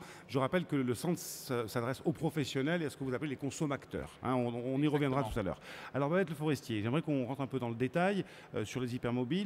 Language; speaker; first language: French; native; French